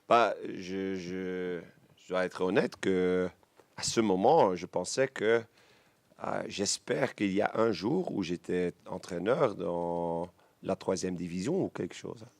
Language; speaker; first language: French; non-native, local second language; Dutch